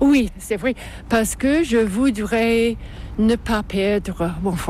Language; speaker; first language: French; non-native, local second language; English